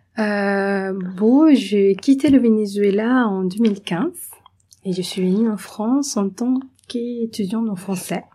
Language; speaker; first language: French; non-native, fluent; Spanish